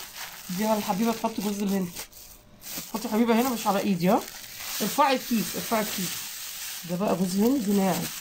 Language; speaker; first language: Arabic; native; Arabic